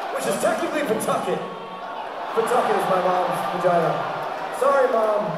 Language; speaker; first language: English; native; English